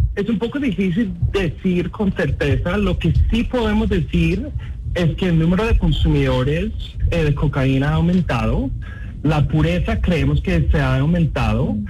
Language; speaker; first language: Spanish; non-native, fluent; English